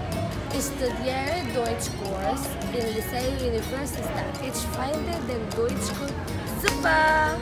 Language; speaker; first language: German; non-native, learner; Cebuano